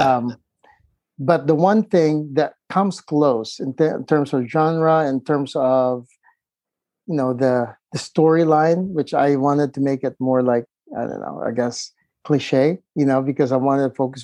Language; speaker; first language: English; non-native, local second language; Filipino